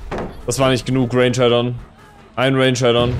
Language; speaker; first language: German; native; German